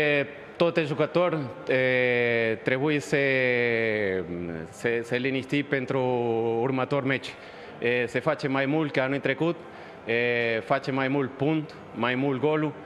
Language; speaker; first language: Romanian; non-native, learner; Spanish